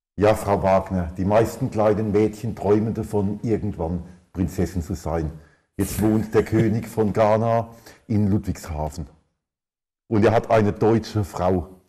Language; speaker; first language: German; native; German